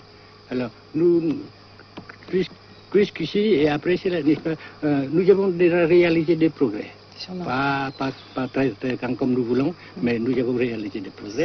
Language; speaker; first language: French; non-native, fluent; Vietnamese